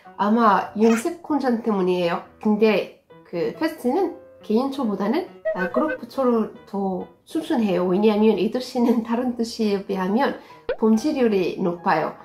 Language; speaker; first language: Korean; non-native, fluent; Arabic